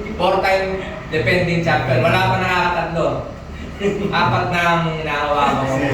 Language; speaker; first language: Filipino; non-native, local second language; Pampanga